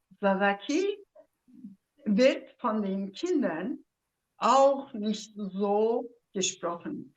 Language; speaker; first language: German; non-native, fluent; Zaza